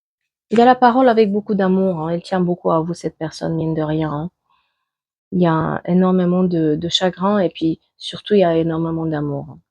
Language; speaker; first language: French; native; French